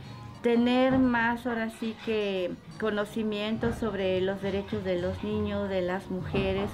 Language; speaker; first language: Spanish; non-native, local second language; Zapotec